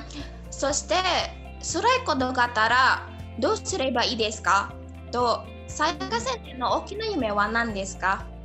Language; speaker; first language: Japanese; non-native, learner; Indonesian